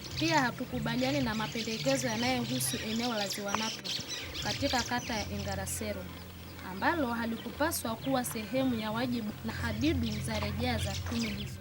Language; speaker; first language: Swahili; non-native, local second language; Masai